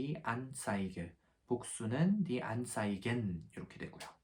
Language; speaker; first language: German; non-native, fluent; Korean